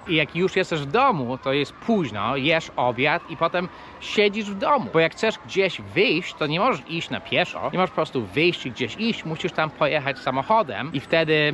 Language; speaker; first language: Polish; non-native, fluent; English